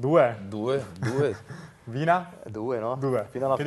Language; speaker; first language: Italian; native; Italian